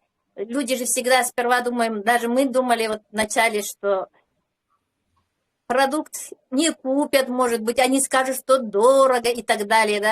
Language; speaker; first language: Russian; native; Russian